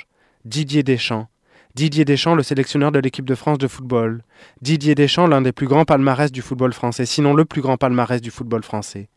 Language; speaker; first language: French; native; French